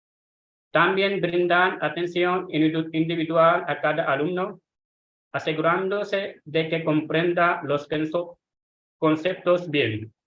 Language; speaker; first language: Spanish; non-native, fluent; Hindi